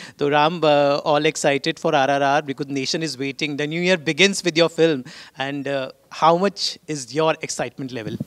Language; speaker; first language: Hindi; native; Hindi